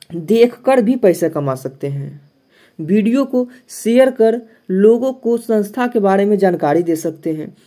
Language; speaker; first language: Hindi; native; Hindi